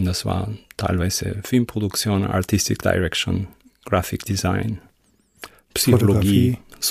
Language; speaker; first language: German; non-native, fluent; Spanish